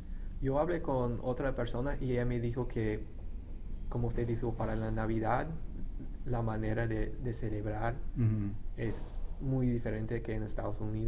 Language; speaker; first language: Spanish; non-native, fluent; English